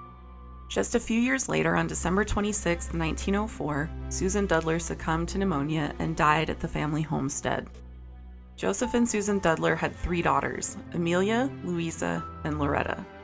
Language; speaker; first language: English; native; English